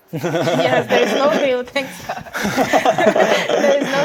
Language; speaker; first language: English; non-native, local second language; French